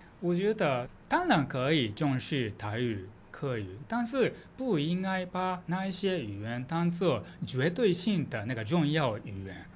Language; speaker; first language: Chinese; non-native, fluent; Japanese